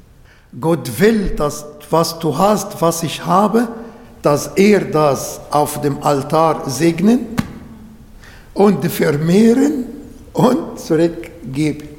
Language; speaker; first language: German; non-native, fluent; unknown